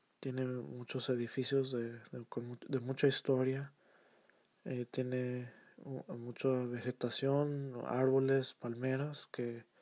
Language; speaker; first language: Spanish; early bilingual, heritage; Spanish